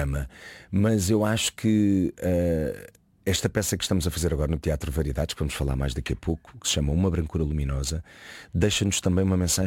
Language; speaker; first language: Portuguese; native; Portuguese